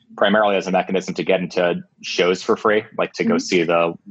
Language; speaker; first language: English; native; English